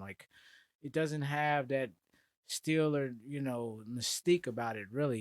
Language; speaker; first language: English; native; English